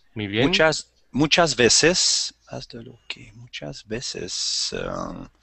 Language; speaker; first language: Spanish; non-native, learner; French